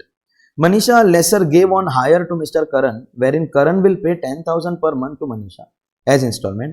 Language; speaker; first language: English; non-native, local second language; Hindi